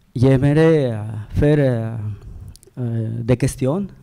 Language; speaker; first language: French; non-native, learner; Spanish